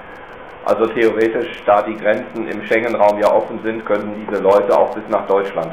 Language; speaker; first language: German; native; German